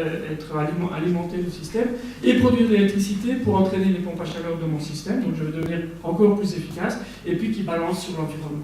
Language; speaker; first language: French; native; French